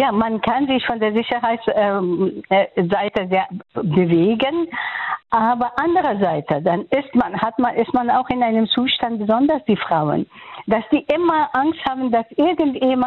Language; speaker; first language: German; non-native, fluent; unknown